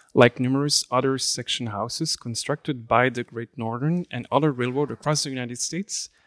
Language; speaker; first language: English; non-native, fluent; French